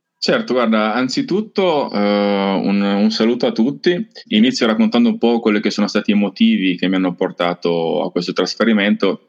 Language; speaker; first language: Italian; native; Italian